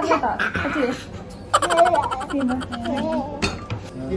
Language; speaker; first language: Japanese; non-native, learner; Filipino